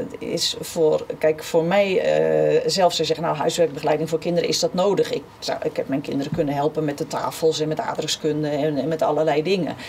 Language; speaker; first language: Dutch; native; Dutch